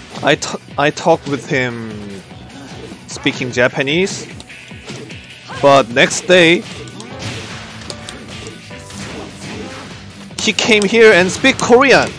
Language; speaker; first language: English; non-native, learner; Korean